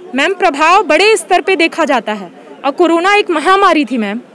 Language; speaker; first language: Hindi; native; Hindi